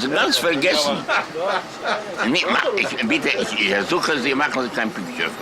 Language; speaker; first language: German; non-native, fluent; Hungarian